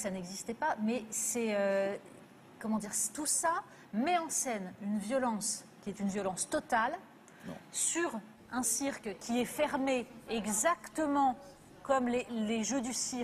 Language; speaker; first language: French; native; French